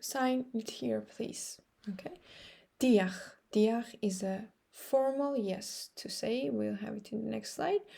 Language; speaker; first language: English; non-native, fluent; Georgian